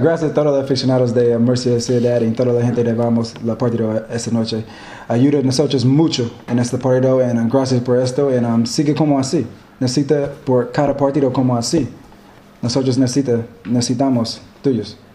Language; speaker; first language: Spanish; non-native, learner; English